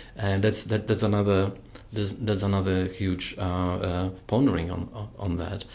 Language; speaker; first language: English; non-native, fluent; Polish